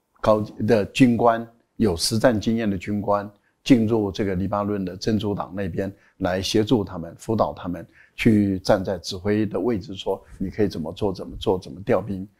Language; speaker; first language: Chinese; native; Chinese